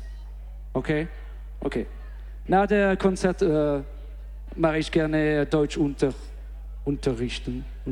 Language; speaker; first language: German; non-native, learner; English